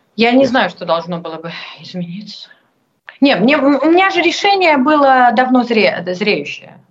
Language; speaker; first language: Russian; native; Russian